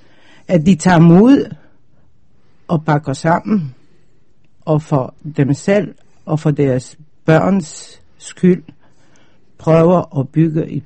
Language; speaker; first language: Danish; non-native, fluent; Polish